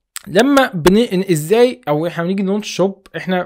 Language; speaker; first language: Arabic; native; Arabic